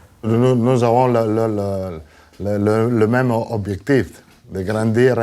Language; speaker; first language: French; non-native, learner; Italian